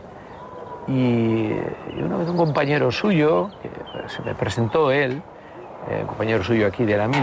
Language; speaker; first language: Spanish; native; Spanish